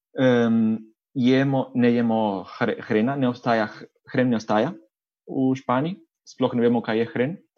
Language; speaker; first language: Slovenian; non-native, fluent; Spanish